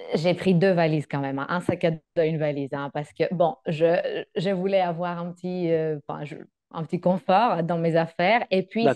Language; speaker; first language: French; non-native, fluent; Greek